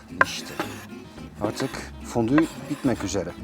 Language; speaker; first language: Turkish; non-native, fluent; Dutch